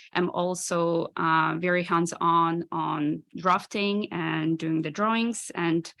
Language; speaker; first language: English; non-native, fluent; Ukrainian